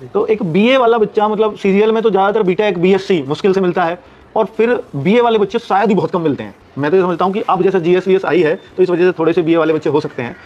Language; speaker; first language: Hindi; native; Hindi